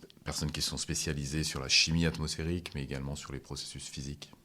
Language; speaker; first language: French; native; French